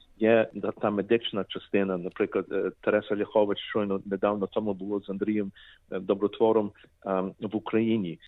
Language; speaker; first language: Ukrainian; early bilingual, heritage; Ukrainian